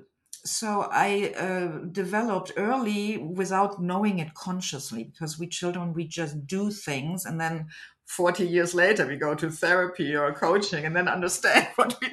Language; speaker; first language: English; non-native, fluent; German